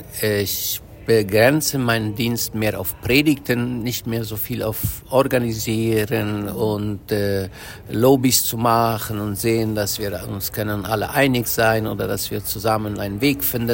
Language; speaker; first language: German; early bilingual, heritage; Low German